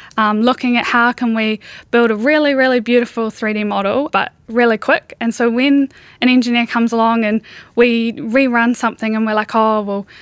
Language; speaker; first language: English; native; English